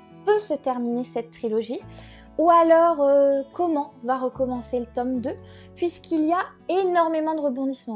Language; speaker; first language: French; native; French